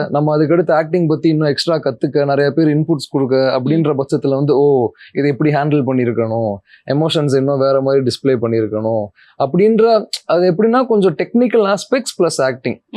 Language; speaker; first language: Tamil; native; Tamil